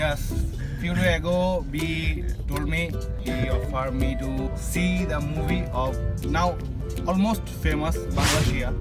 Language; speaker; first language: English; non-native, learner; Bangla